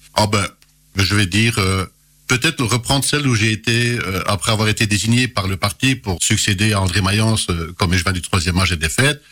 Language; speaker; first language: French; native; French